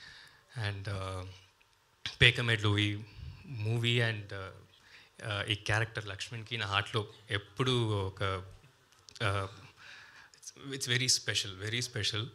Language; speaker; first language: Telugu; non-native, learner; Tamil